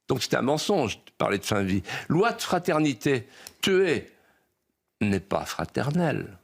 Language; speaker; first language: French; native; French